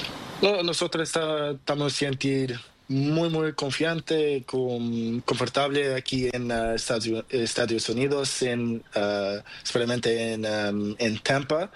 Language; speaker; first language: Spanish; non-native, learner; Portuguese